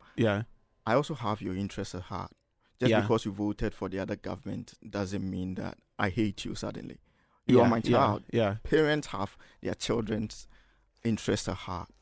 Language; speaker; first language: English; non-native, local second language; Akan